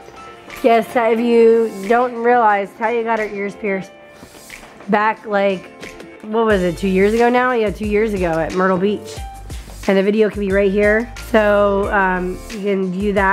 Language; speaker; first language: English; native; English